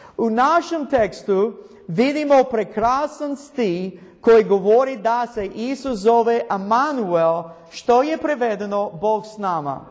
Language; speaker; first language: Croatian; non-native, learner; English